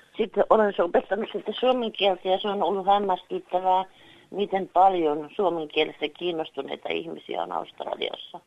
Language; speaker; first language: Finnish; native; Finnish